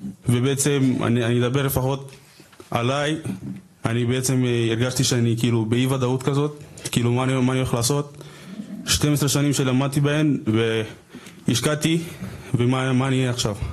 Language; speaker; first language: Hebrew; early bilingual, other home language; Tigrinya